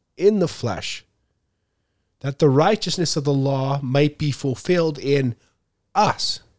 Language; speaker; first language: English; native; English